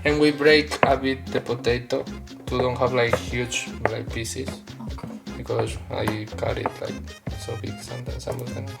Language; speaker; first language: English; non-native, learner; Spanish